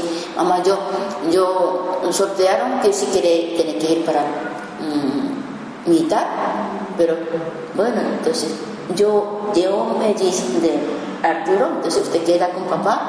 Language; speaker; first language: Spanish; non-native, learner; Japanese